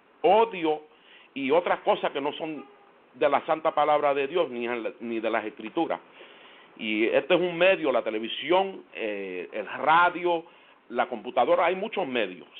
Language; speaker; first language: Spanish; non-native, fluent; English